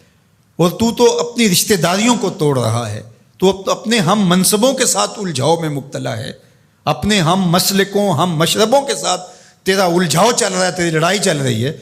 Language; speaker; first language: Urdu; non-native, local second language; Punjabi